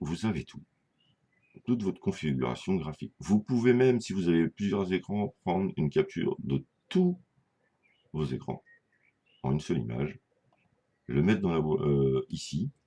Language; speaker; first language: French; native; French